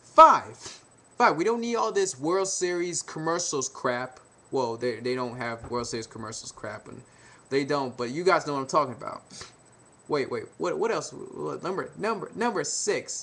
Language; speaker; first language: English; native; English